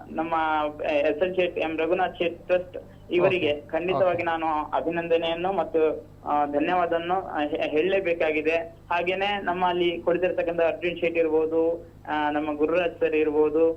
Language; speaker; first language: Kannada; non-native, local second language; Konkani